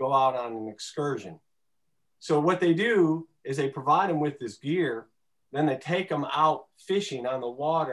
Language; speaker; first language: English; native; English